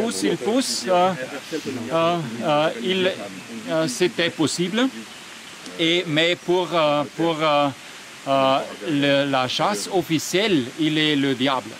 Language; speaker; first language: French; non-native, fluent; German